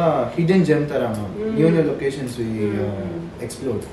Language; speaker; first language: Kannada; early bilingual, heritage; Kannada